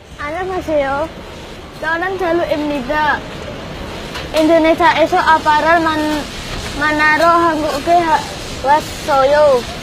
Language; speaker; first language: Korean; non-native, learner; Indonesian